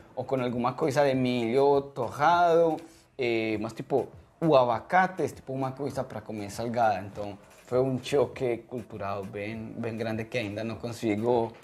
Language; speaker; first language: Portuguese; non-native, learner; Spanish